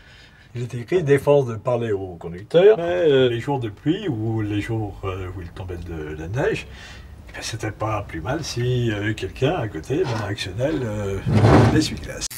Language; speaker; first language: French; native; French